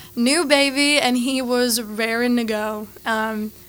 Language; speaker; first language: English; native; English